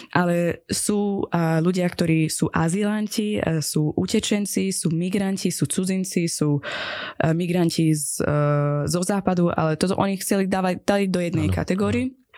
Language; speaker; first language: Slovak; non-native, fluent; Persian